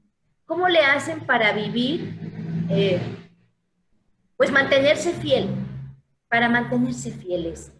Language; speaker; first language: Spanish; native; Spanish